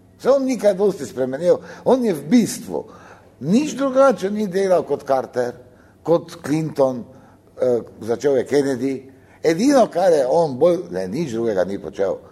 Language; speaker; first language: Slovenian; native; Slovenian